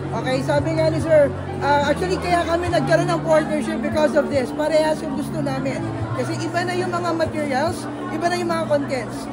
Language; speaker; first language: Filipino; native; Filipino